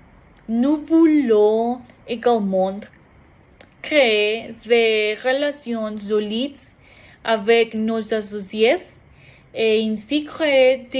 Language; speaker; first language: French; non-native, learner; Spanish